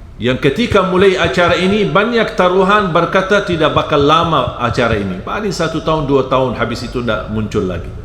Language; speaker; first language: Malay; non-native, fluent; Arabic